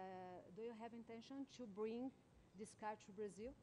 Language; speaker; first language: English; non-native, learner; Portuguese